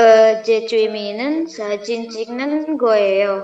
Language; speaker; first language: Korean; non-native, learner; Indonesian